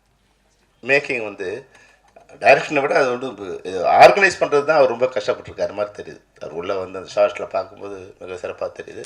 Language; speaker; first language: Tamil; native; Tamil